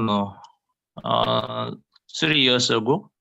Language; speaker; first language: English; non-native, learner; Korean